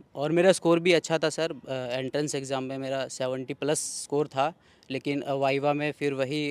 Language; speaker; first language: Hindi; native; Hindi